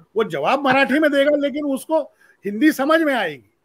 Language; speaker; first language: Hindi; non-native, local second language; Marathi